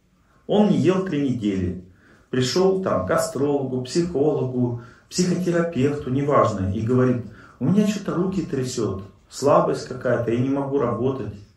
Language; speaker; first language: Russian; native; Russian